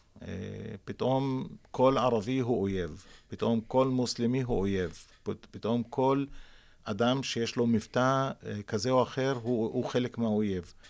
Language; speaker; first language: Hebrew; non-native, local second language; Arabic